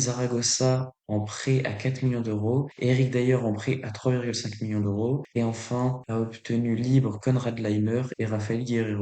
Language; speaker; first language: French; native; French